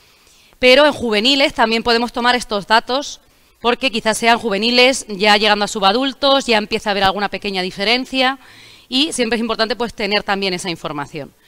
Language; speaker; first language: Spanish; native; Spanish